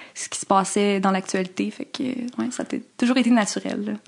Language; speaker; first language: French; native; French